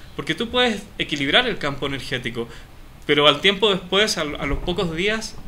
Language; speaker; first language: Spanish; native; Spanish